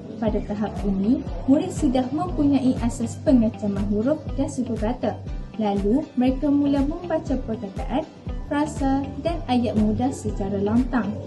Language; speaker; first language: Malay; native; Malay